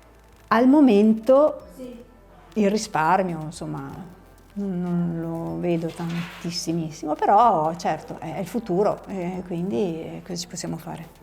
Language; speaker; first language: Italian; native; Italian